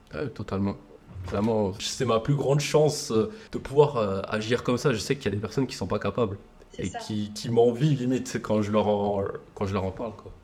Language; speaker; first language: French; native; French